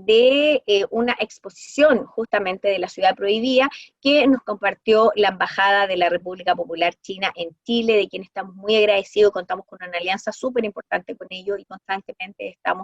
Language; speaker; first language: Spanish; native; Spanish